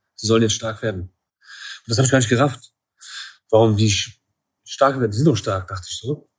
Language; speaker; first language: German; early bilingual, other home language; Kurdish